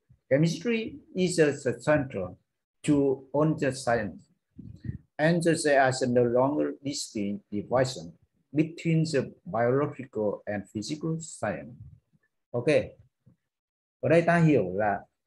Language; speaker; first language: English; non-native, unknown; Vietnamese